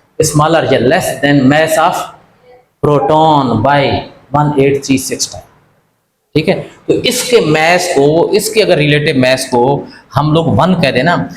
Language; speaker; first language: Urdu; native; Urdu